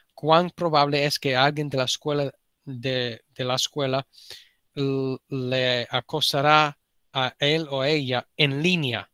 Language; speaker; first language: Spanish; early bilingual, heritage; Spanish